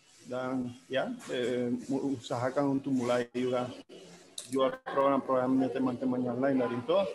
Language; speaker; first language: Indonesian; non-native, fluent; Spanish